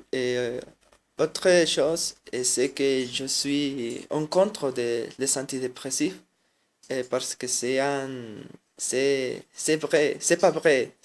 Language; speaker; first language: French; non-native, learner; Spanish